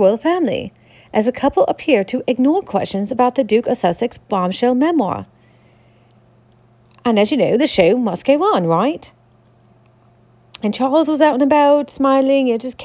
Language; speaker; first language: English; native; English